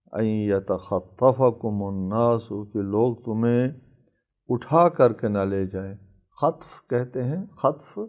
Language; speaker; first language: Urdu; non-native, local second language; Balti